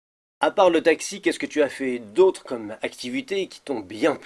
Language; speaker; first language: French; native; French